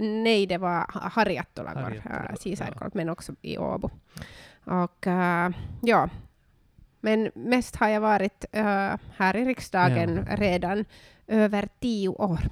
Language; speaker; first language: Swedish; non-native, local second language; Finnish